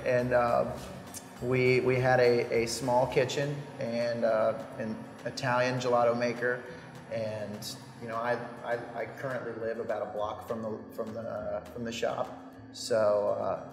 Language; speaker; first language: English; native; English